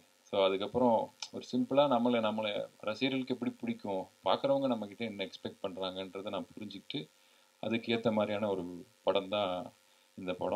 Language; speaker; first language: Tamil; native; Tamil